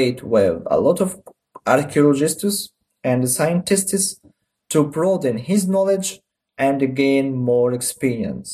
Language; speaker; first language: English; non-native, learner; Arabic